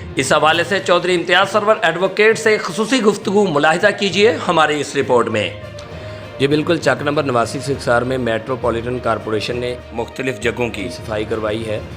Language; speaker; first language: Urdu; non-native, local second language; Punjabi